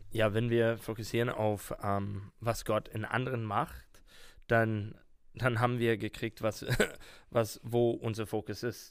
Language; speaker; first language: German; non-native, learner; English